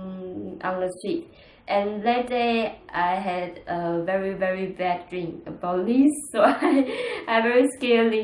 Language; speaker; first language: English; non-native, learner; Chinese